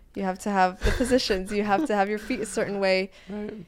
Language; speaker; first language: English; native; English